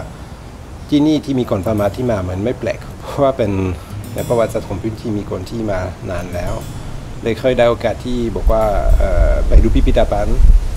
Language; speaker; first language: Thai; non-native, learner; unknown